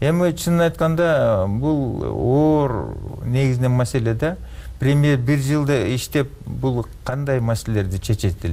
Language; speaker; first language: Kyrgyz; native; Kyrgyz